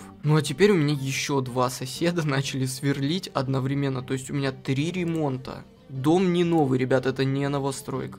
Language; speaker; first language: Russian; native; Russian